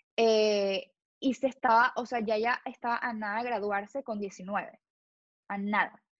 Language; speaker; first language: Spanish; native; Spanish